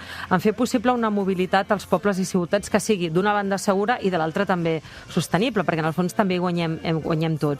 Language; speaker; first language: Catalan; native; Catalan